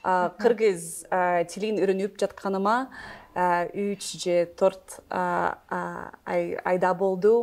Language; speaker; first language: Kyrgyz; non-native, learner; English